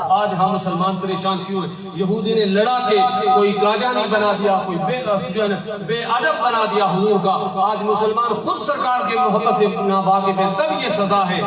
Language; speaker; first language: Urdu; non-native, local second language; Sindhi